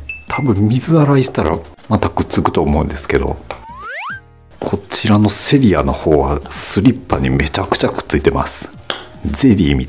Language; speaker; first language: Japanese; native; Japanese